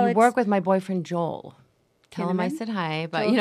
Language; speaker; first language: English; native; English